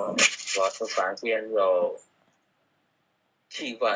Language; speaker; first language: Chinese; non-native, learner; Khmer